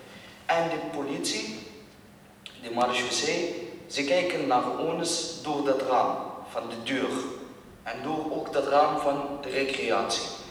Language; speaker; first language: Dutch; non-native, learner; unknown